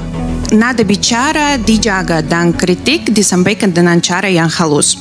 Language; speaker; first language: Indonesian; native; Indonesian